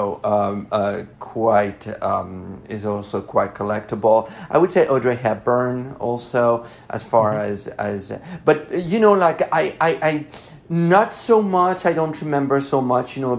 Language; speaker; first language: English; non-native, fluent; French